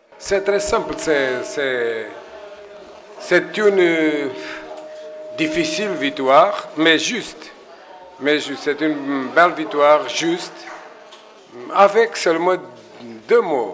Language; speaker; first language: French; non-native, fluent; Portuguese